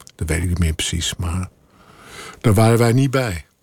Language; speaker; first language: Dutch; native; Dutch